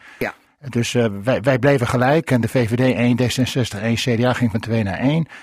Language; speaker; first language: Dutch; native; Dutch